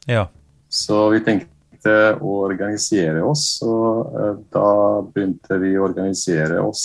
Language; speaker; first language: Norwegian; non-native, fluent; Bosnian